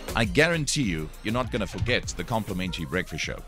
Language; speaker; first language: English; non-native, local second language; Afrikaans